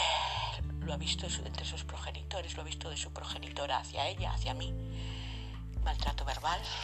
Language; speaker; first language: Spanish; native; Spanish